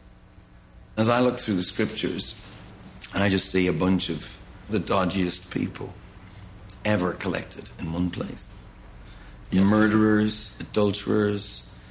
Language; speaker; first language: English; native; English